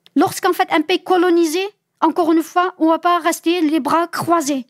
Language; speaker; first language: French; non-native, fluent; Chinese